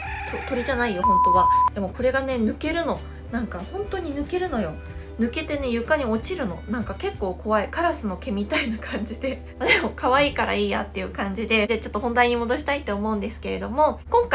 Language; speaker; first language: Japanese; non-native, fluent; Korean